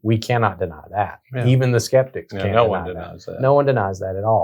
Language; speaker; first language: English; native; English